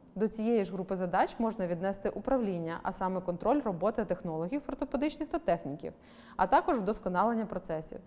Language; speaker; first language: Ukrainian; native; Ukrainian